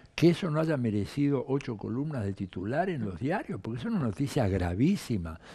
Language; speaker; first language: Spanish; early bilingual, other home language; Italian